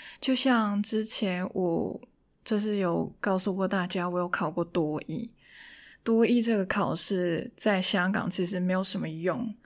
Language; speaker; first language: Chinese; non-native, local second language; Cantonese